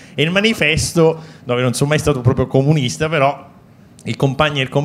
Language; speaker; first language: Italian; native; Italian